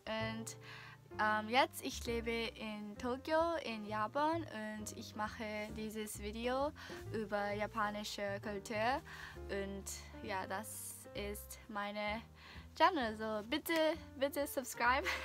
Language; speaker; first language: German; non-native, learner; Japanese